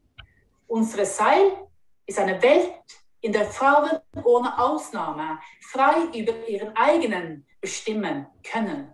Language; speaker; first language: German; non-native, fluent; Norwegian